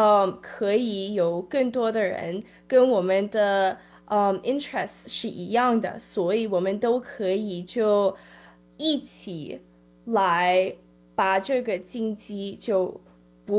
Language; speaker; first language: Chinese; early bilingual, heritage; Chinese